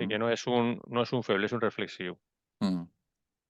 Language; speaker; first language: Catalan; non-native, local second language; Spanish